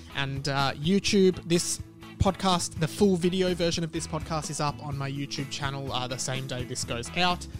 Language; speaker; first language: English; native; English